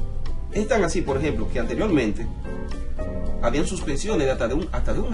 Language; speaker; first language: Spanish; native; Spanish